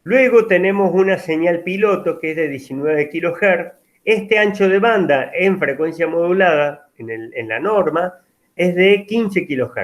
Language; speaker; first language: Spanish; native; Spanish